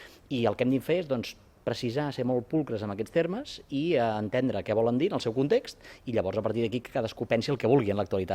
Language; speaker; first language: Catalan; native; Catalan